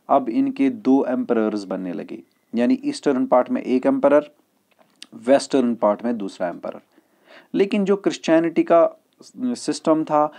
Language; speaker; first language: Hindi; non-native, local second language; Kashmiri